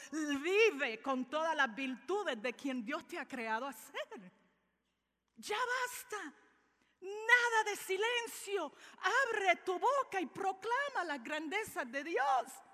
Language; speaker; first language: Spanish; early bilingual, other home language; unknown